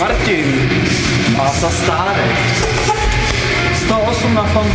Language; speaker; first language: Czech; native; Czech